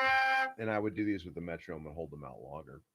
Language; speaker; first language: English; native; English